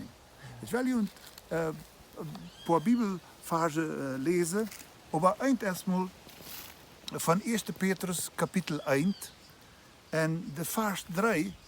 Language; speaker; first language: German; non-native, learner; Plautdietsch